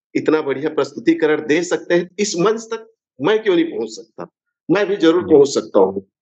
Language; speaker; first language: Hindi; native; Hindi